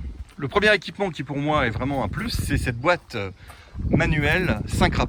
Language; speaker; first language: French; native; French